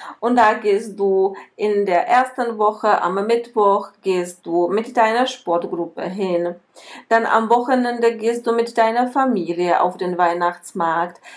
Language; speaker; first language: German; non-native, fluent; Czech